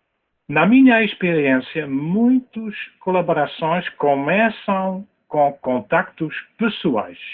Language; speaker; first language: Portuguese; non-native, fluent; Dutch